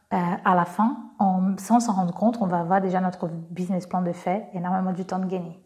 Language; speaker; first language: French; non-native, fluent; Portuguese